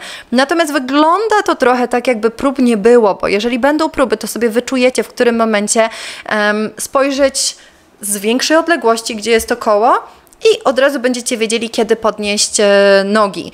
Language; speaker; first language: Polish; native; Polish